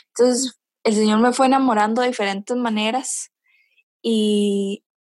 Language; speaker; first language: Spanish; native; Spanish